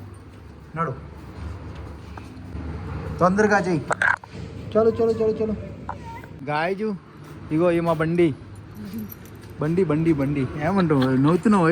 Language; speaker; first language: Telugu; non-native, learner; Hindi